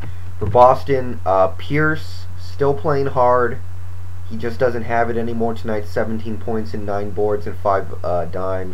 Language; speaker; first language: English; native; English